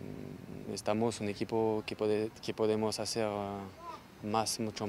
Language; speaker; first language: Spanish; non-native, learner; French